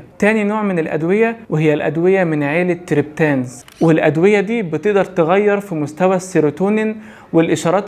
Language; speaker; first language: Arabic; native; Arabic